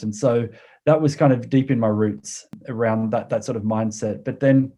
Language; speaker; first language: English; native; English